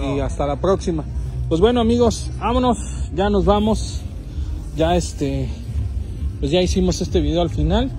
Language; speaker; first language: Spanish; native; Spanish